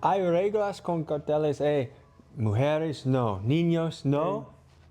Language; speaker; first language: Spanish; non-native, learner; English